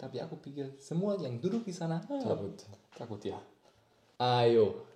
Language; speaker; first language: Indonesian; non-native, learner; German